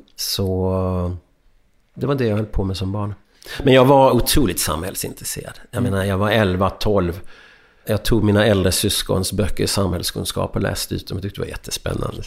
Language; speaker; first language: Swedish; early bilingual, other home language; Hungarian